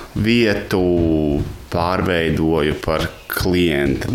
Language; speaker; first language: Latvian; native; Latvian